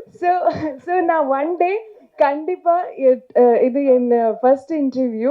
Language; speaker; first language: Tamil; non-native, learner; Kannada